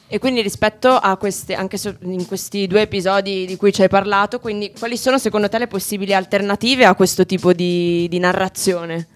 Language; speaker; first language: Italian; native; Italian